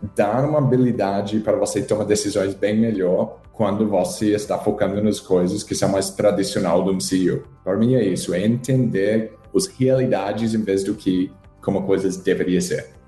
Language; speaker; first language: Portuguese; non-native, fluent; English